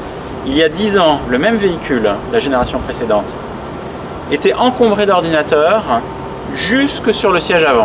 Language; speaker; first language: French; native; French